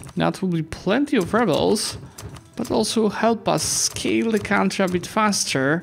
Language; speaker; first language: English; non-native, fluent; Polish